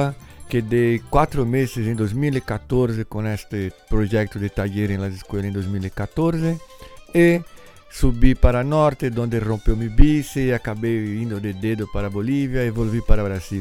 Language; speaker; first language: Spanish; non-native, fluent; Portuguese